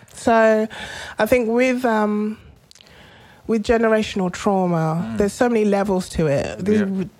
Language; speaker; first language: English; native; English